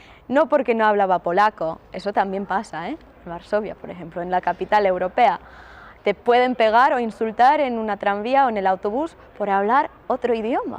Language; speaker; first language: Spanish; non-native, fluent; Polish